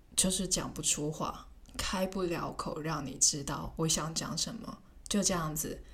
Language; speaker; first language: Chinese; non-native, local second language; Cantonese